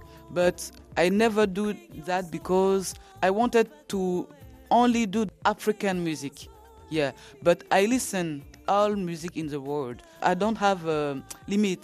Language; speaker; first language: English; non-native, learner; French